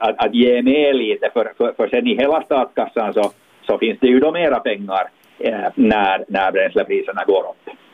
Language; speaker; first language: Swedish; native; Swedish